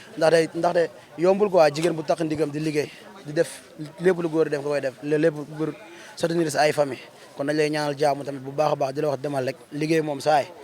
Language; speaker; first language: Wolof; native; Wolof